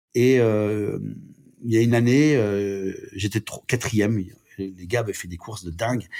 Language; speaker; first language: French; native; French